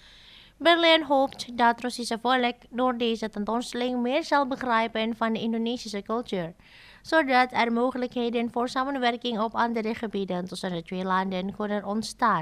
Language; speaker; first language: Dutch; non-native, fluent; Indonesian